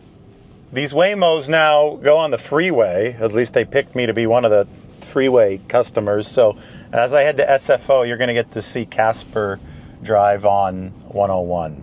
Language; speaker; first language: English; native; English